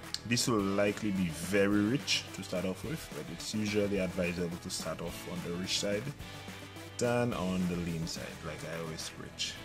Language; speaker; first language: English; native; English